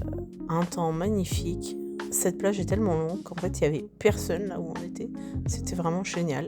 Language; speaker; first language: French; native; French